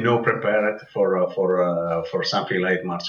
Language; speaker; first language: English; non-native, learner; Italian